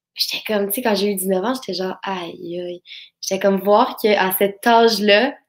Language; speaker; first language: French; native; French